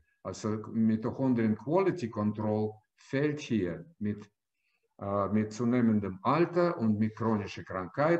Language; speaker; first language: German; non-native, fluent; Russian